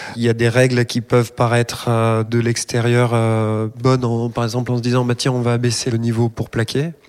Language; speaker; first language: French; native; French